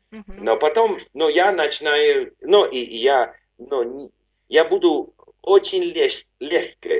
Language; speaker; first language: Russian; non-native, learner; English